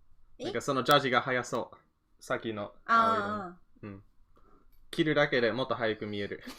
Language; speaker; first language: Japanese; non-native, learner; English